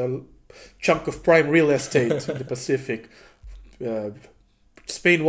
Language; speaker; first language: English; non-native, local second language; Filipino